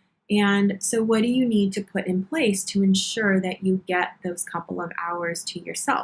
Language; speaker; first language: English; native; English